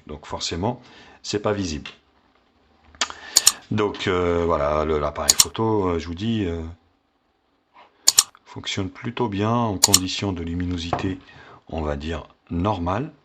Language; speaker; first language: French; native; French